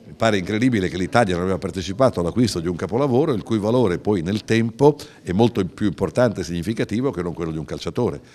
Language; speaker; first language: Italian; native; Italian